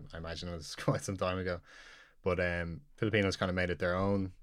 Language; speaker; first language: English; native; English